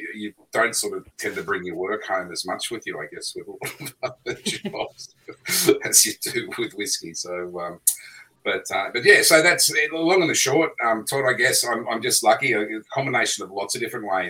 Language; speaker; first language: English; native; English